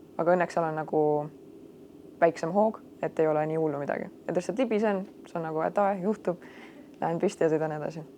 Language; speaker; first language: Estonian; non-native, local second language; Russian